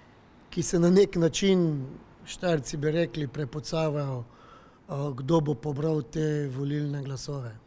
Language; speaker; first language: Slovenian; native; Slovenian